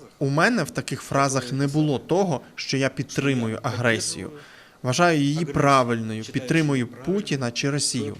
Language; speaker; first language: Ukrainian; non-native, local second language; Russian